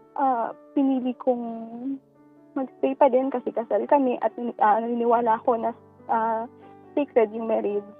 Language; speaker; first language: Filipino; native; Filipino